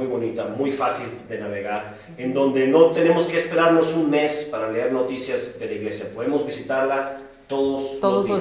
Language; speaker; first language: Spanish; native; Spanish